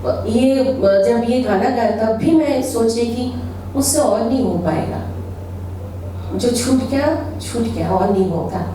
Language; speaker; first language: Hindi; non-native, local second language; Bangla